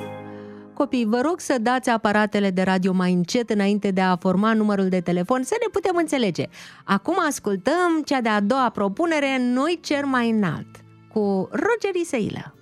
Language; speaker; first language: Romanian; native; Romanian